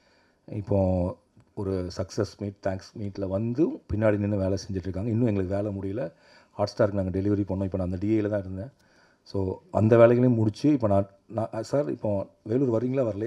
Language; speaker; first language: Tamil; native; Tamil